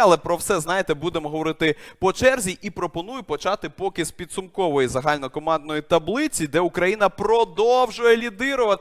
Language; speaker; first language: Ukrainian; native; Ukrainian